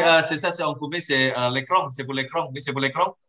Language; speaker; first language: French; non-native, learner; Indonesian